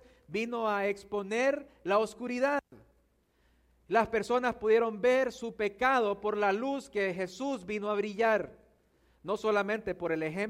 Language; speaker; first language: Spanish; native; Spanish